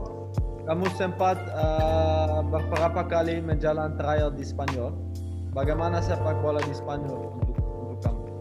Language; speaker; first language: Indonesian; non-native, learner; Dutch